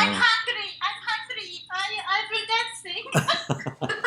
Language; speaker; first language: English; non-native, learner; Russian